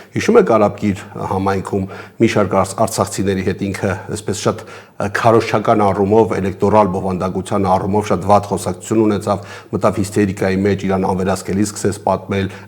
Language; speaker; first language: Armenian; native; Armenian